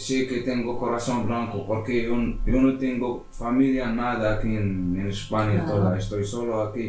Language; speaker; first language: Spanish; non-native, learner; Arabic